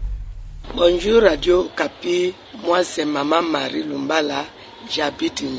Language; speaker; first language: French; non-native, learner; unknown